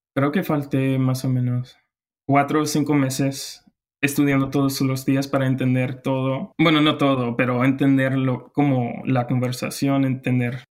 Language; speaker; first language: Spanish; non-native, fluent; English